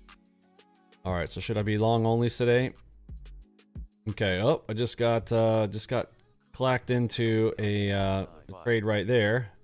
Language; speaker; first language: English; native; English